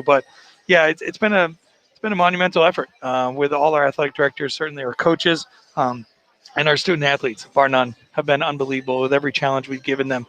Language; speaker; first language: English; native; English